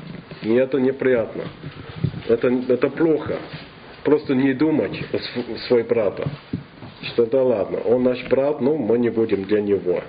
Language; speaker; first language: Russian; non-native, fluent; English